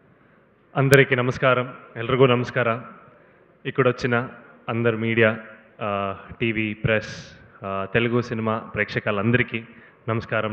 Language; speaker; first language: Telugu; non-native, learner; Kannada